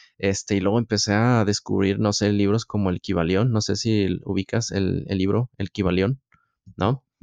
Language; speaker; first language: Spanish; native; Spanish